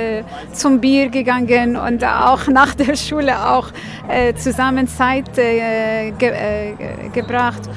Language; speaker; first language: German; non-native, learner; Arabic